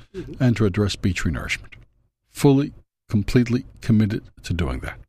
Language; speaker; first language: English; non-native, fluent; Spanish